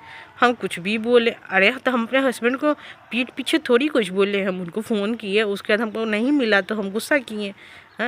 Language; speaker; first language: Hindi; native; Hindi